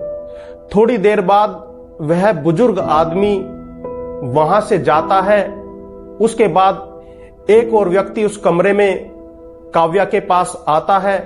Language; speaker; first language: Hindi; native; Hindi